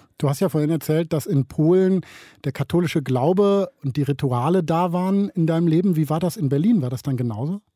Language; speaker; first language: German; native; German